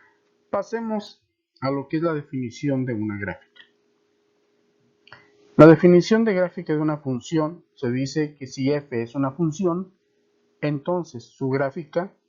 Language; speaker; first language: Spanish; native; Spanish